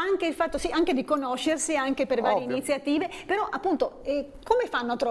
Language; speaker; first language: Italian; native; Italian